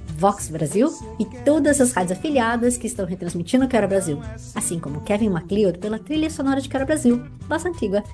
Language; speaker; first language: Portuguese; native; Portuguese